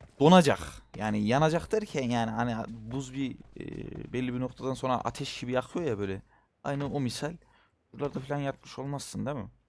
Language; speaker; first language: Turkish; native; Turkish